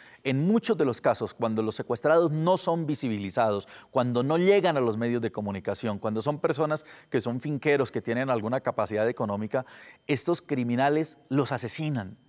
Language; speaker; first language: Spanish; native; Spanish